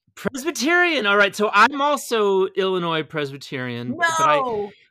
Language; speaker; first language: English; native; English